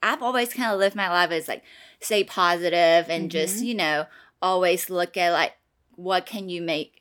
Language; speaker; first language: English; non-native, fluent; Chinese